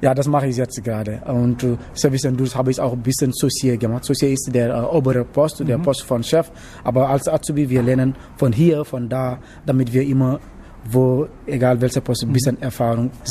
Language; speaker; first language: German; non-native, learner; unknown